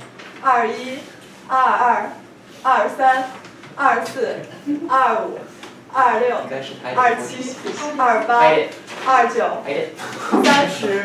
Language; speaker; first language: Chinese; non-native, fluent; English